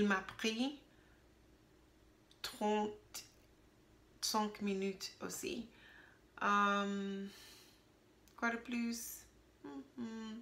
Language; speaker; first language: French; non-native, learner; English